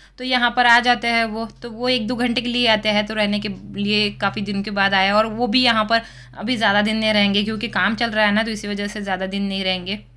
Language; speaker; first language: Hindi; non-native, local second language; Marathi